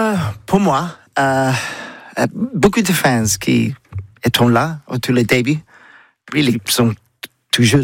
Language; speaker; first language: French; non-native, learner; English